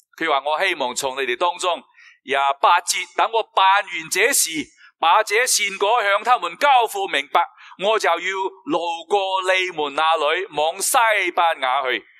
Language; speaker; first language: Cantonese; non-native, fluent; Chinese